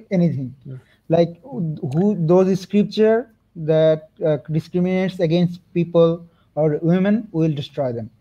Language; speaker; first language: English; non-native, local second language; Bangla